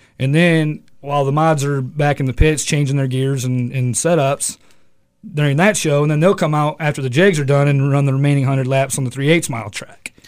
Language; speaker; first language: English; native; English